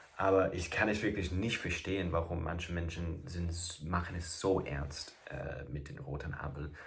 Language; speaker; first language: German; non-native, fluent; English